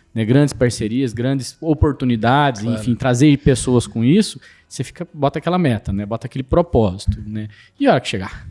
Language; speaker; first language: Portuguese; native; Portuguese